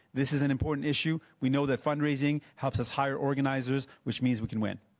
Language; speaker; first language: English; native; English